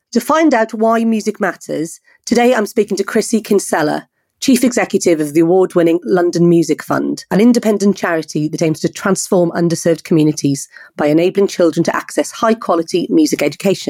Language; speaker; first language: English; native; English